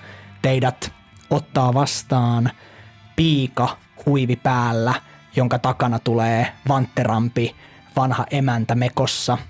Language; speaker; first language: Finnish; native; Finnish